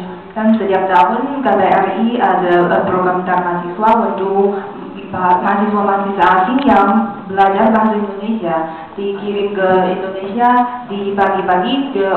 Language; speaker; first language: Indonesian; non-native, fluent; Chinese